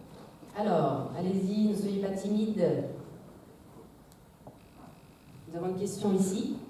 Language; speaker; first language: French; native; French